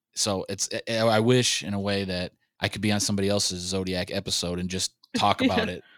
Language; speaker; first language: English; native; English